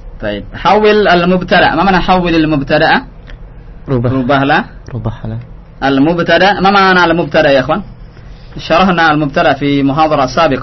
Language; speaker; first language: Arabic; non-native, fluent; Indonesian